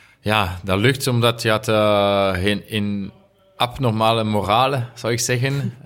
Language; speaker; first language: Dutch; non-native, local second language; French